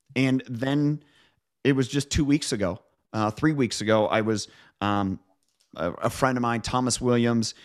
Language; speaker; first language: English; native; English